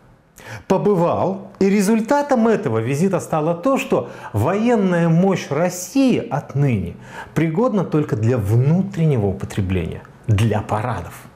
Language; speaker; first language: Russian; native; Russian